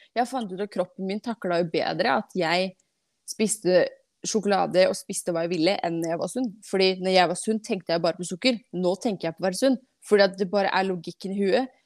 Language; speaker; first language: Norwegian; non-native, fluent; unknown